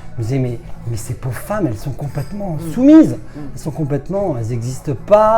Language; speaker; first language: French; native; French